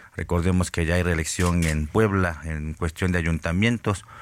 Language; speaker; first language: Spanish; native; Spanish